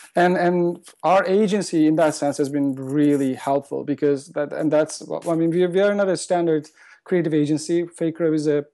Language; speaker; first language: English; non-native, fluent; Turkish